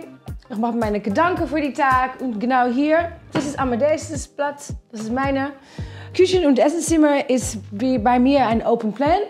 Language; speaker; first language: German; non-native, fluent; Dutch